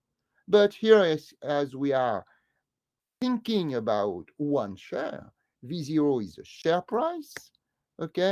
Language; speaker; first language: English; non-native, fluent; French